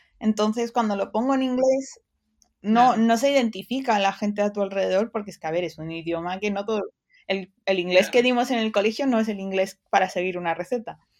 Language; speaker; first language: Spanish; early bilingual, other home language; English